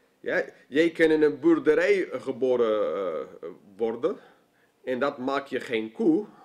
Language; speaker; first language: Dutch; non-native, fluent; English